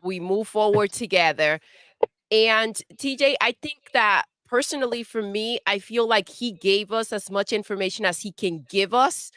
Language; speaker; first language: English; native; English